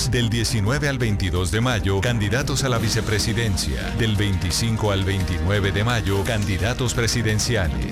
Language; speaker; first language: Spanish; native; Spanish